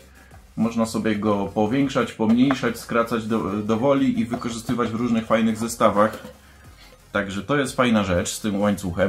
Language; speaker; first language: Polish; native; Polish